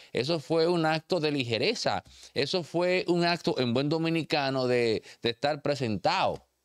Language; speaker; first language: Spanish; native; Spanish